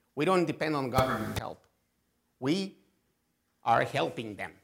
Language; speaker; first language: English; non-native, fluent; Spanish